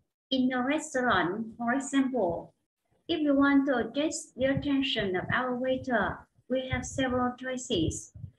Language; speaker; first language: English; non-native, fluent; Vietnamese